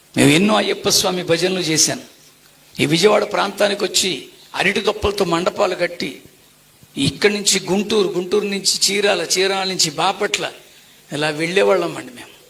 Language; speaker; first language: Telugu; non-native, local second language; Tamil